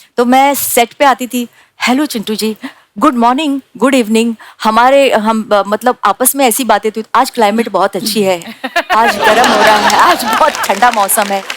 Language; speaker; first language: Hindi; non-native, local second language; Marathi